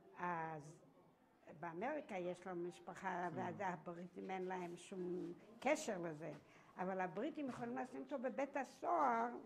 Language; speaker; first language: Hebrew; native; Hebrew